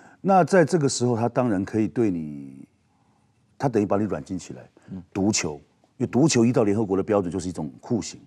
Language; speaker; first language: Chinese; native; Chinese